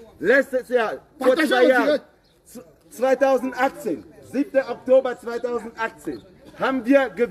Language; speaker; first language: German; non-native, fluent; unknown